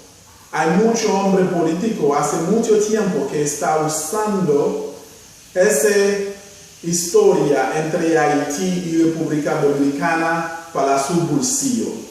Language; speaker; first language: Spanish; non-native, fluent; Haitian Creole